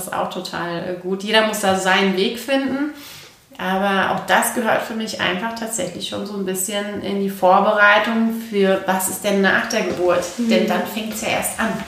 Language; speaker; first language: German; native; German